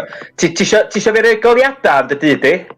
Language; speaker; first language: Welsh; native; Welsh